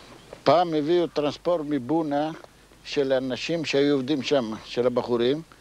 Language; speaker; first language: Hebrew; non-native, fluent; Ladino